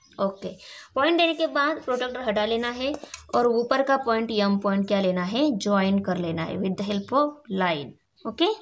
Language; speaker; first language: Hindi; non-native, local second language; Marathi